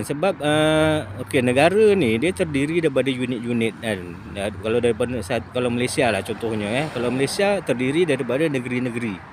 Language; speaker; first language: Malay; native; Malay